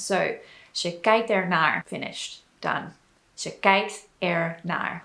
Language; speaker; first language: Dutch; non-native, learner; English